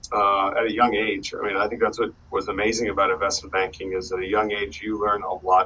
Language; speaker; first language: English; native; English